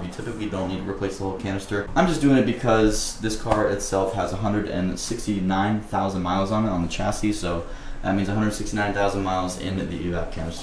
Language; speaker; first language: English; native; English